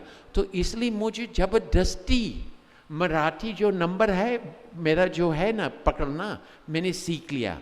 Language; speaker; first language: Hindi; non-native, fluent; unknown